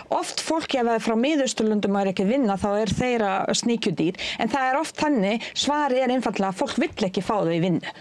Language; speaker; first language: Icelandic; non-native, fluent; Bosnian